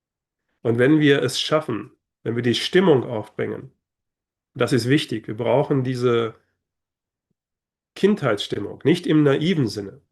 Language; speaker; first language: German; native; German